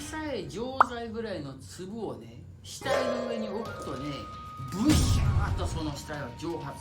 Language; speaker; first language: Japanese; native; Japanese